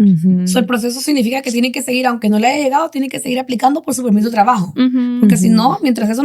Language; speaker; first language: Spanish; native; Spanish